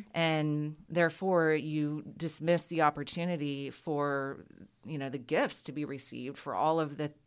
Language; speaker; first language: English; native; English